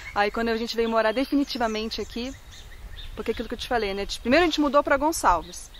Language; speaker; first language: Portuguese; native; Portuguese